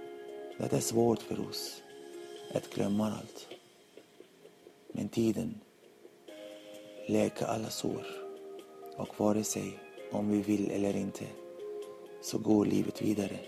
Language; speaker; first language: Swedish; non-native, learner; Arabic